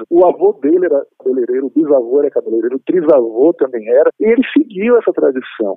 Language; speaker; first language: Portuguese; native; Portuguese